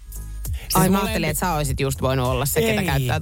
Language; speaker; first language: Finnish; native; Finnish